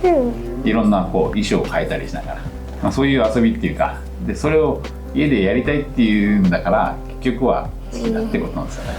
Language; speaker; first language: Japanese; native; Japanese